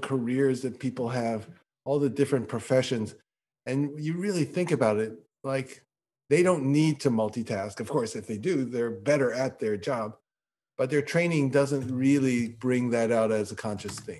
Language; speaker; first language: English; native; English